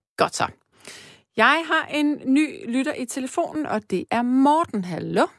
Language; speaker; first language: Danish; native; Danish